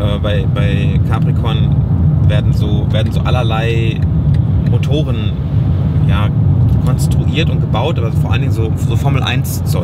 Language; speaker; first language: German; native; German